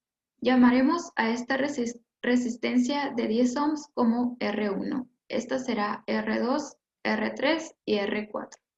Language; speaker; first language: Spanish; native; Spanish